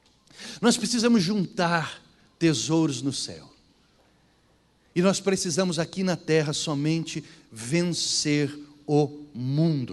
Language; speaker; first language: Portuguese; native; Portuguese